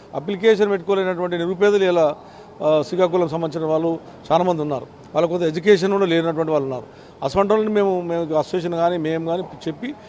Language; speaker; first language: Telugu; native; Telugu